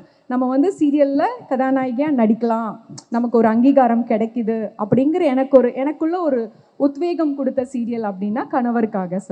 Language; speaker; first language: Tamil; native; Tamil